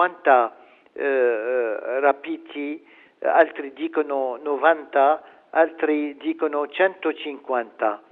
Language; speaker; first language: Italian; non-native, fluent; Arabic